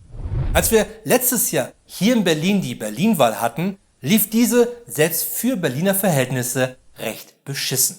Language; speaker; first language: German; native; German